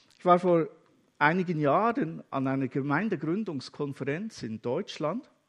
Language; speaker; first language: German; native; German